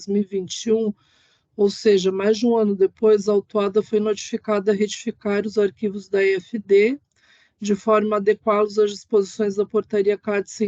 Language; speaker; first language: Portuguese; native; Portuguese